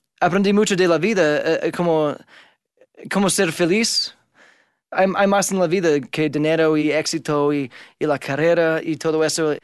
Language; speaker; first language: Spanish; non-native, fluent; English